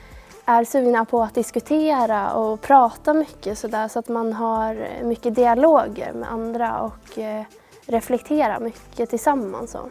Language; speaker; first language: Swedish; native; Swedish